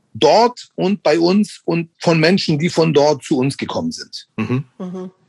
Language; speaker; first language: German; native; German